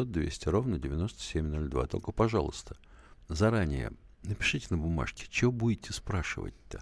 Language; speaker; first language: Russian; native; Russian